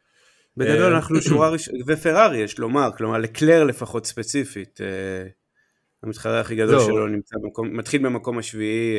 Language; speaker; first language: Hebrew; native; Hebrew